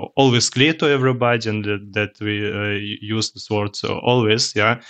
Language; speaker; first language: English; non-native, learner; Russian